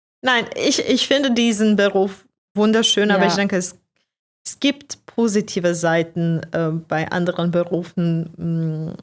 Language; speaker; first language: German; non-native, fluent; Croatian